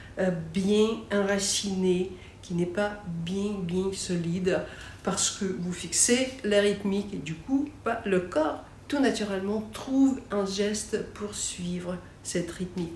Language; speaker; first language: French; non-native, fluent; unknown